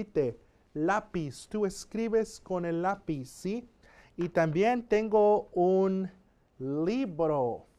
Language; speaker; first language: Spanish; non-native, fluent; English